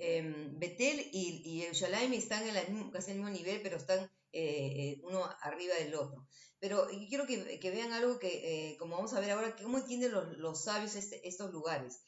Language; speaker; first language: Spanish; native; Spanish